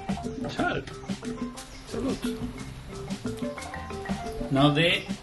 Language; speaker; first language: English; non-native, learner; Spanish